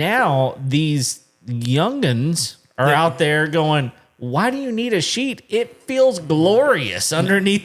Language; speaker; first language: English; native; English